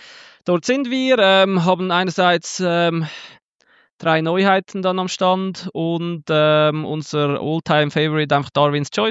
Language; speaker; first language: German; native; German